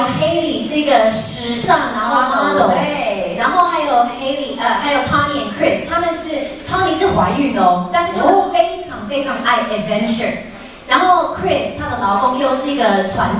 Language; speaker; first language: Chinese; early bilingual, heritage; Chinese